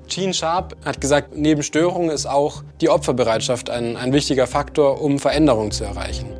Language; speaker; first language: German; native; German